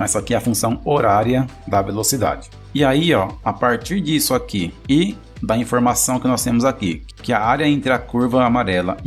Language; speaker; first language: Portuguese; native; Portuguese